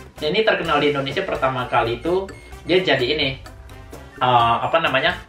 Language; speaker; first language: Indonesian; native; Indonesian